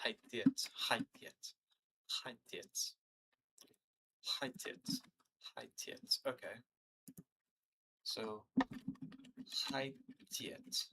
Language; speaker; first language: Russian; non-native, learner; English